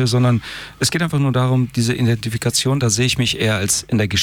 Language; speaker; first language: German; early bilingual, other home language; Persian